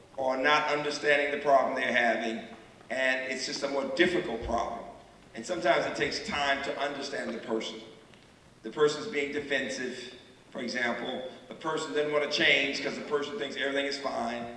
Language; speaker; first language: English; native; English